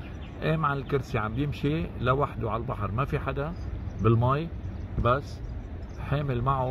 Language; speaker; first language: Arabic; native; Arabic